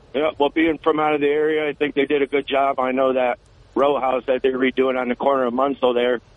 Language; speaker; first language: English; native; English